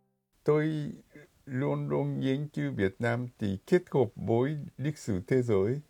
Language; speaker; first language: Vietnamese; non-native, fluent; Japanese